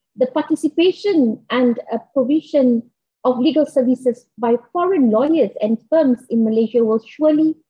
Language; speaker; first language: English; non-native, local second language; Malay